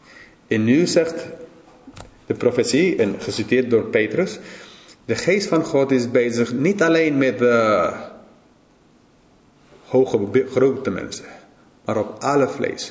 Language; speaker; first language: Dutch; non-native, fluent; English